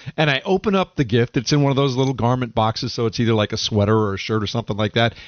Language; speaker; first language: English; native; English